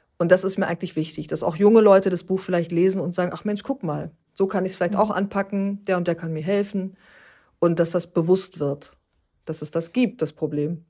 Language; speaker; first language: German; early bilingual, other home language; Turkish